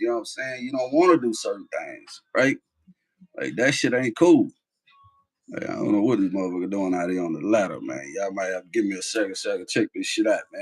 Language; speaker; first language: English; native; English